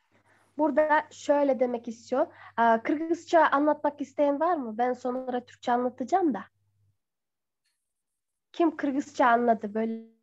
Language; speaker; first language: Turkish; non-native, fluent; Kyrgyz